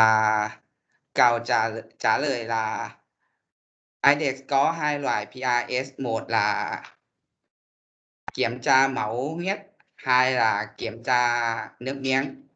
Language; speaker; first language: Vietnamese; non-native, learner; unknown